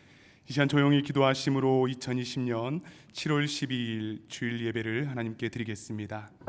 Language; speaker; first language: Korean; native; Korean